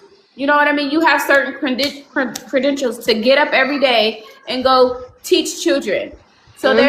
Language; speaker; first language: English; native; English